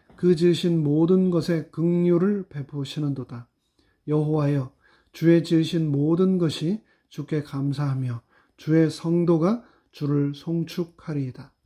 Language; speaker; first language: Korean; native; Korean